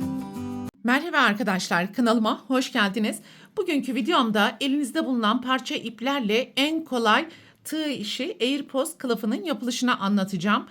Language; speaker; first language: Turkish; native; Turkish